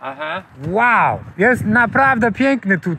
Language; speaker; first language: Polish; non-native, fluent; English